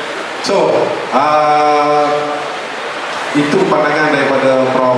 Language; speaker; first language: Malay; native; Malay